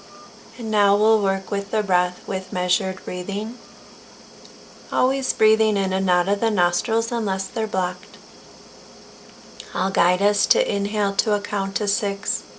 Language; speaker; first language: English; native; English